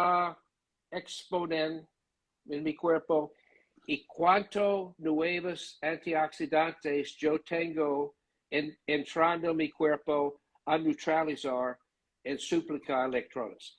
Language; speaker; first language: Spanish; non-native, learner; English